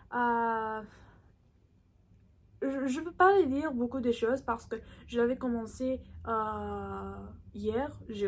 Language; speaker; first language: French; non-native, learner; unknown